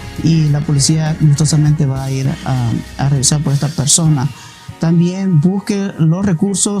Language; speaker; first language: Spanish; native; Spanish